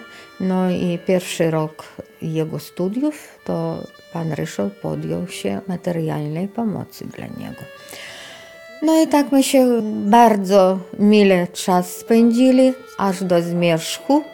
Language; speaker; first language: Polish; early bilingual, heritage; Polish